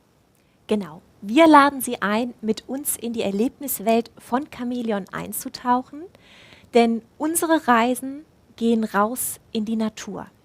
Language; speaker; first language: German; native; German